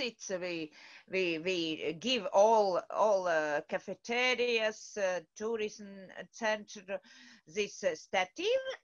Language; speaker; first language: English; non-native, learner; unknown